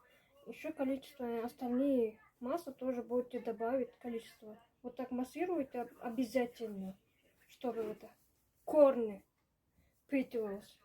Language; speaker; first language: Russian; non-native, local second language; Uzbek